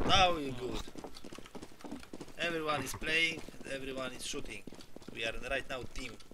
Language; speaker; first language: English; non-native, learner; Polish